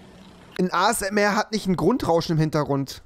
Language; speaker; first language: German; native; German